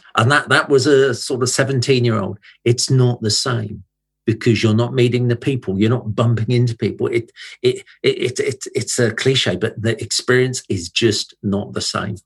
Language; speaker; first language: English; native; English